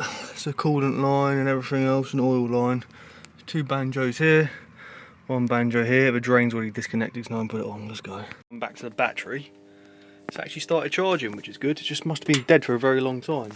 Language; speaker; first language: English; native; English